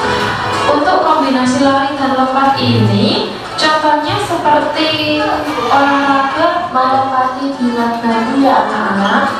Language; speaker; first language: Indonesian; native; Indonesian